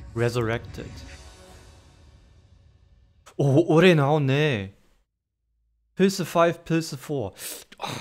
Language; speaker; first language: Korean; non-native, fluent; German